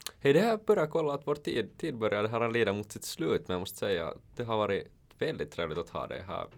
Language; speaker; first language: Swedish; native; Swedish